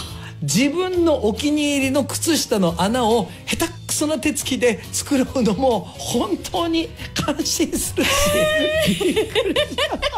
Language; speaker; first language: Japanese; native; Japanese